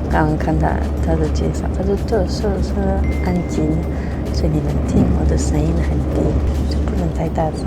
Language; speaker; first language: Chinese; non-native, fluent; French